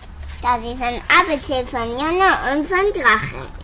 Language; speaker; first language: German; early bilingual, heritage; German